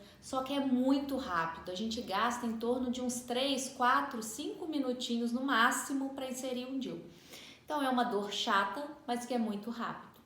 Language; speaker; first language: Portuguese; native; Portuguese